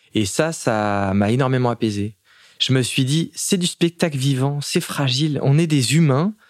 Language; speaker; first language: French; native; French